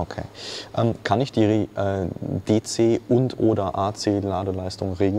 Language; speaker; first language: German; native; German